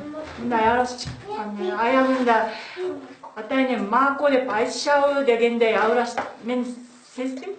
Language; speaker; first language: Kyrgyz; non-native, learner; Japanese